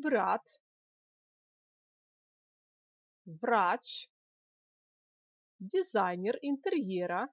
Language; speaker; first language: Russian; non-native, fluent; Polish